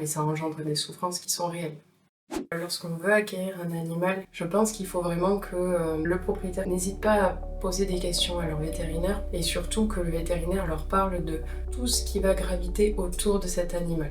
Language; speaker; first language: French; native; French